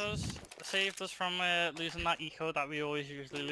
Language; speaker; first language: English; native; English